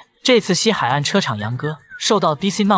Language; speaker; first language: Chinese; native; Chinese